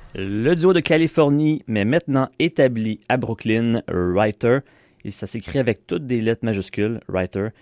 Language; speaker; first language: French; native; French